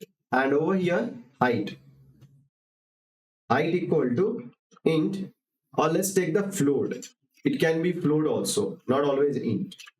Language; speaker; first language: English; non-native, local second language; Hindi